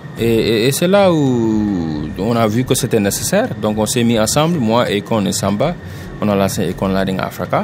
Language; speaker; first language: French; non-native, local second language; Wolof